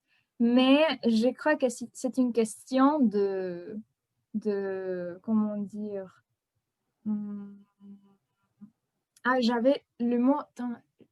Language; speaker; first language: French; non-native, fluent; Spanish